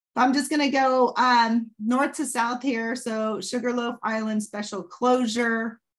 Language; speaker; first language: English; native; English